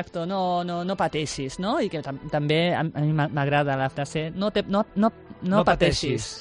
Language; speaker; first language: Catalan; non-native, learner; Japanese